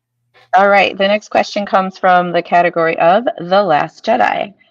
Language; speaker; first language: English; native; English